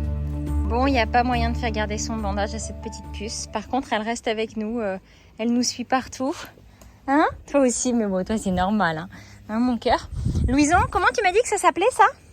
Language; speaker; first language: French; native; French